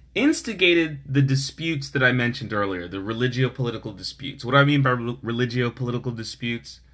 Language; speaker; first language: English; native; English